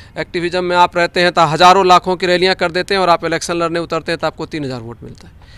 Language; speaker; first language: Hindi; native; Hindi